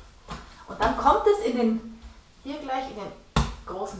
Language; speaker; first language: German; native; German